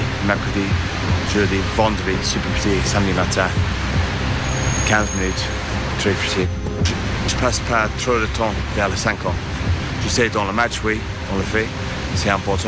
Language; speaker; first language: French; non-native, fluent; English